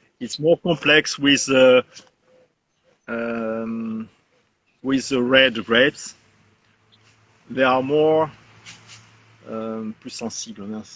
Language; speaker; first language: English; non-native, learner; French